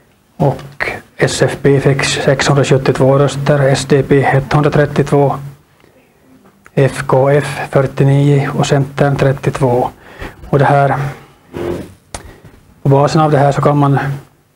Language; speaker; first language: Swedish; native; Swedish